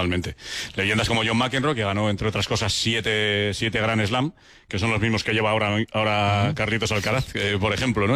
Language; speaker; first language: Spanish; native; Spanish